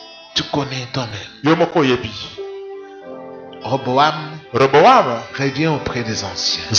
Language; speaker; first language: French; non-native, local second language; Lingala